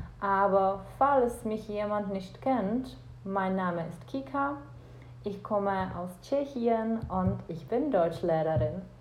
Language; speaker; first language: German; non-native, fluent; Czech